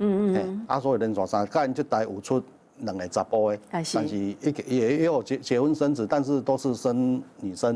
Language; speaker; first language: Chinese; native; Chinese